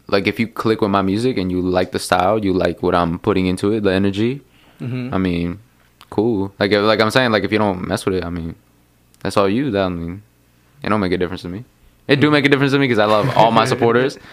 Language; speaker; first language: English; early bilingual, other home language; Spanish